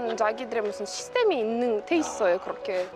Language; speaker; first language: Korean; non-native, fluent; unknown